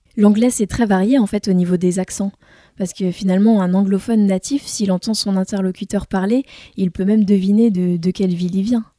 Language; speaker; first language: French; native; French